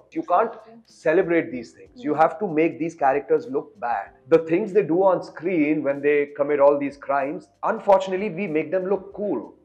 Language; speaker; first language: English; non-native, local second language; Hindi